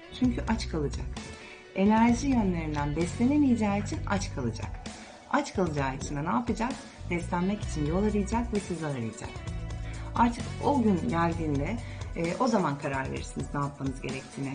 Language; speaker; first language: Turkish; native; Turkish